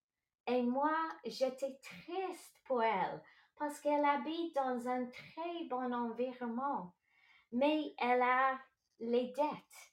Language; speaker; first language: French; non-native, local second language; English